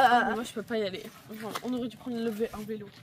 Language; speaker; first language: French; native; French